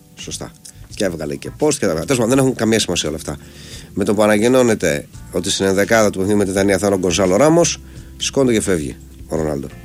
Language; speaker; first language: Greek; native; Greek